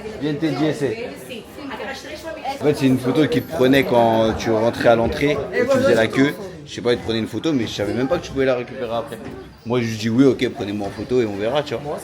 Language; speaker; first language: French; native; French